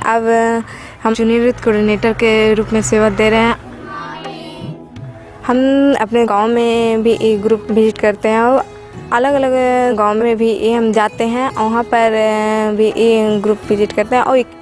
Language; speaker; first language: Hindi; non-native, local second language; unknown